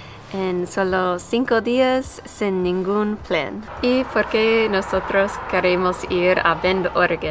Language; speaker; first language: Spanish; non-native, learner; English